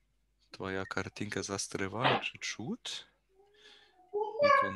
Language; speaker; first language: Russian; non-native, learner; German